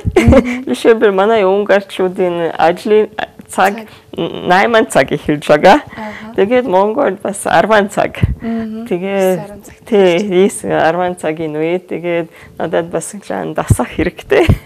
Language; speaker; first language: Mongolian; non-native, fluent; Hungarian